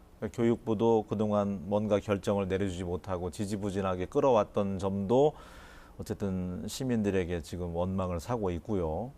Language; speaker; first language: Korean; native; Korean